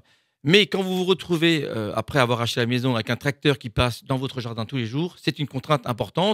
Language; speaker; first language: French; native; French